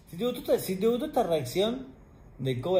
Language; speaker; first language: Spanish; native; Spanish